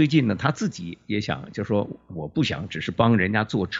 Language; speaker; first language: Chinese; native; Chinese